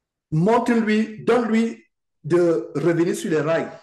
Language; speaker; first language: French; native; French